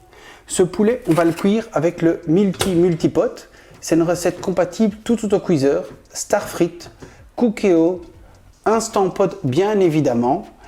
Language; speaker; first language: French; native; French